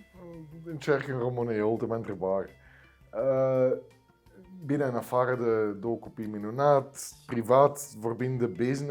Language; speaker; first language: Romanian; non-native, fluent; Dutch